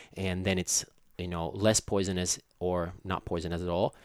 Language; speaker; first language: English; non-native, fluent; Finnish